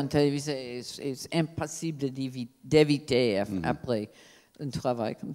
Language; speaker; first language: French; non-native, fluent; English